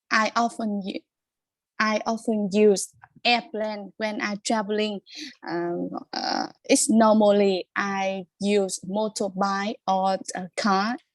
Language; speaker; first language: English; non-native, learner; Vietnamese